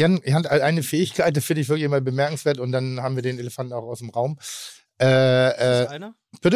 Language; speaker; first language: German; native; German